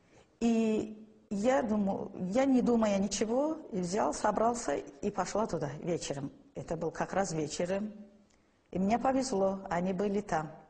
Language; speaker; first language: Russian; non-native, local second language; Azerbaijani